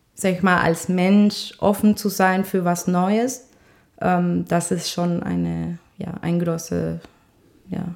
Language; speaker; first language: German; non-native, fluent; Spanish